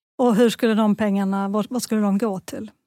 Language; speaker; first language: Swedish; native; Swedish